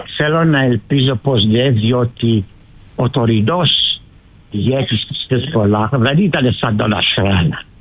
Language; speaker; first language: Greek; early bilingual, heritage; Greek